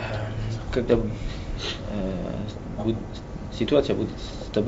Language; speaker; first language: Russian; non-native, learner; French